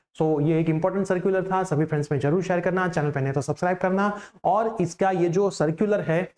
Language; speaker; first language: Hindi; non-native, local second language; Gujarati